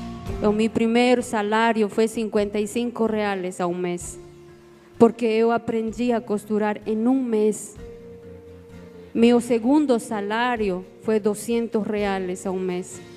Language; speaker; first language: Portuguese; non-native, learner; Spanish